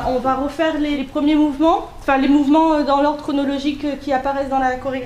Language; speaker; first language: French; native; French